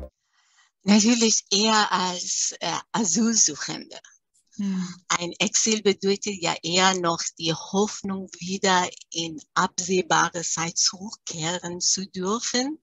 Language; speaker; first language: German; early bilingual, other home language; Persian